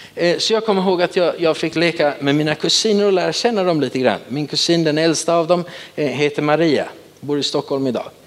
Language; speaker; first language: Swedish; native; Swedish